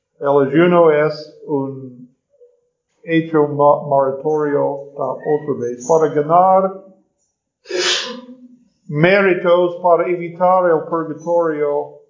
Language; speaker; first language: Spanish; non-native, learner; English